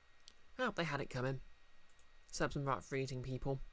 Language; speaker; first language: English; native; English